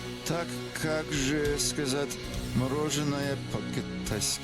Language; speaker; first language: Russian; non-native, learner; English